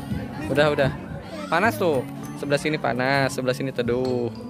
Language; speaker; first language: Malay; non-native, local second language; Sundanese